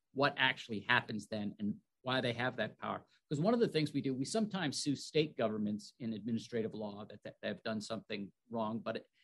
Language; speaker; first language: English; native; English